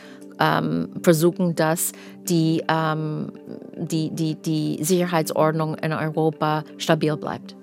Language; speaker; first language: German; non-native, fluent; English